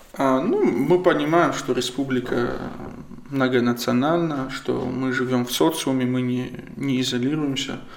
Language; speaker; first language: Russian; non-native, local second language; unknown